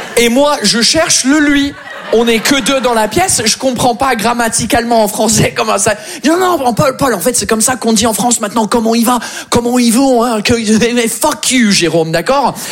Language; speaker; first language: French; non-native, fluent; English